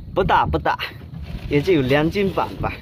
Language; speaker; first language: Chinese; native; Chinese